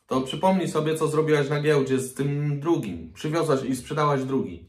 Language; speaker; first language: Polish; native; Polish